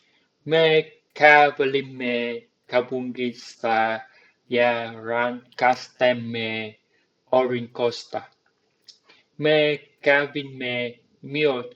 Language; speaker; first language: Finnish; non-native, learner; Vietnamese